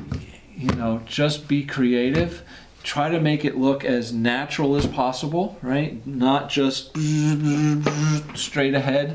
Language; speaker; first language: English; native; English